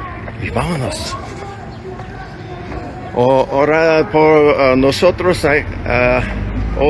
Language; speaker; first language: Spanish; non-native, learner; English